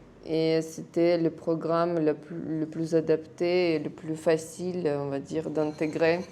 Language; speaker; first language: French; non-native, fluent; Russian